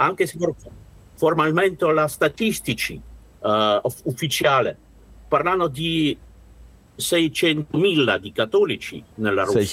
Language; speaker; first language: Italian; non-native, learner; Russian